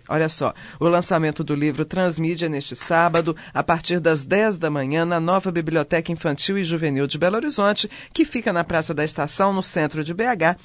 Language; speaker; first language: Portuguese; native; Portuguese